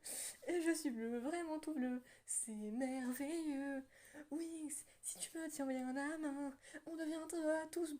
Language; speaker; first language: French; native; French